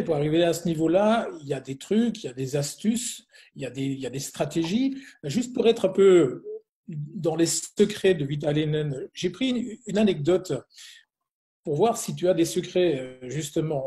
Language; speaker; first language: French; native; French